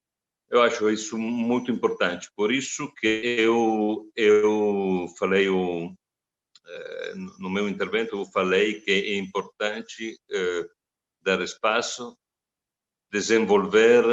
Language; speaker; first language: Portuguese; non-native, fluent; Italian